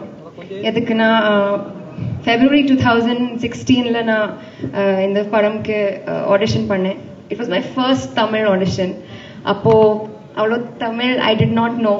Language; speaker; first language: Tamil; non-native, learner; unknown